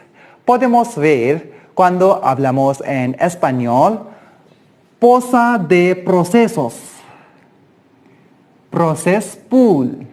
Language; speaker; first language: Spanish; non-native, learner; Hindi